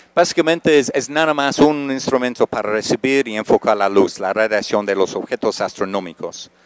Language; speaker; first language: Spanish; non-native, fluent; English